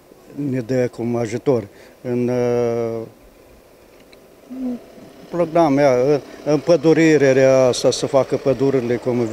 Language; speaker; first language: Romanian; non-native, local second language; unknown